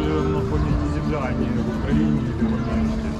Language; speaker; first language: Russian; native; Russian